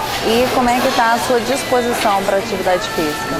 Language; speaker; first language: Portuguese; native; Portuguese